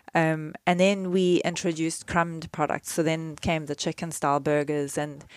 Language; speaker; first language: English; native; English